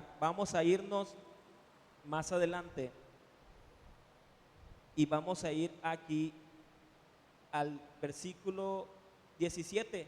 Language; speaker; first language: Spanish; native; Spanish